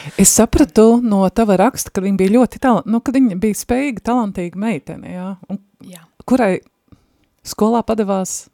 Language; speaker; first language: Latvian; native; Latvian